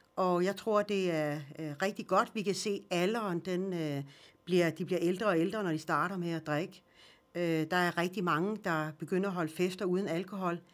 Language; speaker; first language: Danish; early bilingual, other home language; Swedish